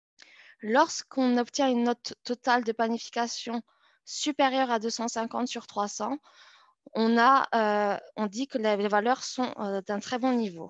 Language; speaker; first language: French; native; French